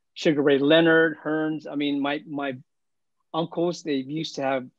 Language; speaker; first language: English; early bilingual, other home language; Filipino